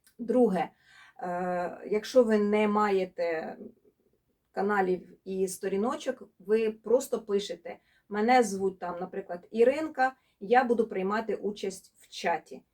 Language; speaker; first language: Ukrainian; non-native, local second language; Russian